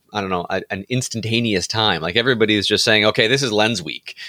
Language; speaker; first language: English; native; English